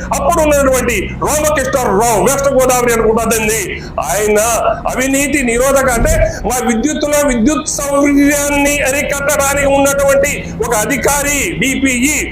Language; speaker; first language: Telugu; native; Telugu